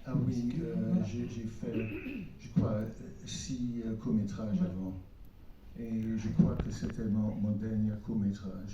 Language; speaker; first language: French; non-native, fluent; English